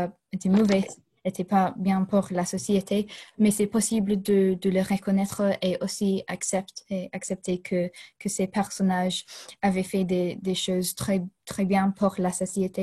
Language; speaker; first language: French; non-native, fluent; English